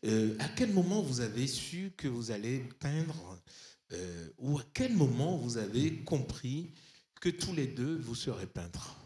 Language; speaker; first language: French; native; French